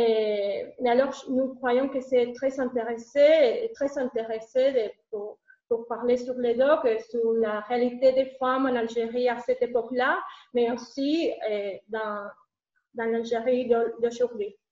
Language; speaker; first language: French; non-native, learner; Spanish